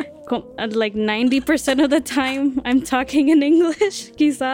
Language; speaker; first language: English; early bilingual, other home language; Spanish